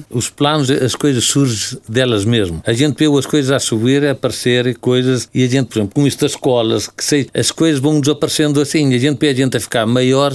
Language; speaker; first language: Portuguese; early bilingual, heritage; Portuguese